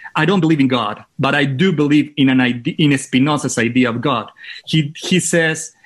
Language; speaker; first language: English; non-native, fluent; Spanish